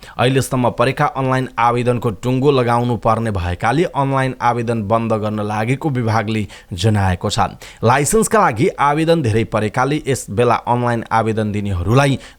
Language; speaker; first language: Nepali; native; Nepali